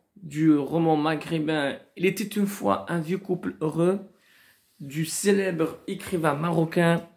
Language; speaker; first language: French; non-native, local second language; Arabic